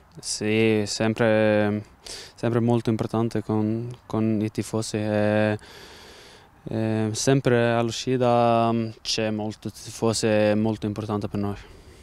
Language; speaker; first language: Italian; non-native, learner; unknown